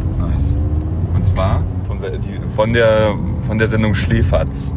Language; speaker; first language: German; native; German